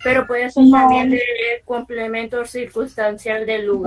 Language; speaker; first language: Spanish; native; Spanish